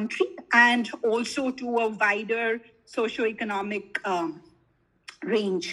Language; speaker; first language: English; non-native, local second language; Hindi